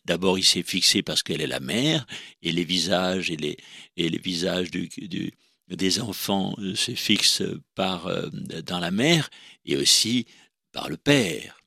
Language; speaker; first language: French; native; French